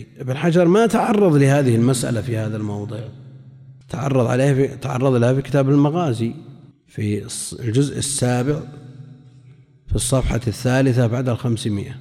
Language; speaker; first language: Arabic; native; Arabic